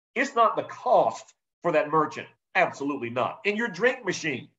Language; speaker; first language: English; native; English